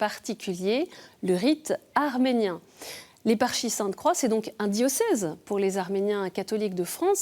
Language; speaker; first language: French; native; French